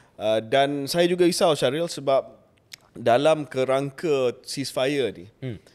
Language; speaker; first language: Malay; native; Malay